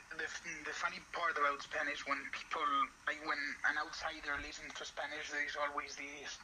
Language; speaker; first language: English; non-native, fluent; Spanish